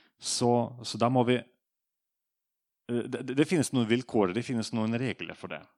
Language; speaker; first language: Norwegian; non-native, fluent; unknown